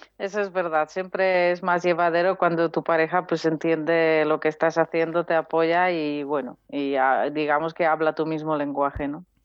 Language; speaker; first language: Spanish; non-native, fluent; Polish